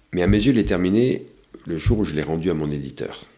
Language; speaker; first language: French; native; French